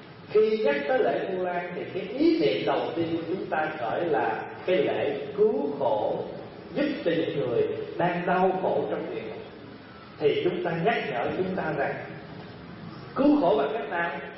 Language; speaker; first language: Vietnamese; early bilingual, heritage; Vietnamese